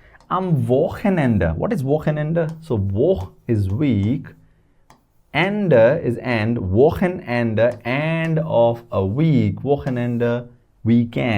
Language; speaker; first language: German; non-native, fluent; Hindi